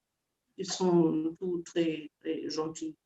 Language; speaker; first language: French; non-native, fluent; German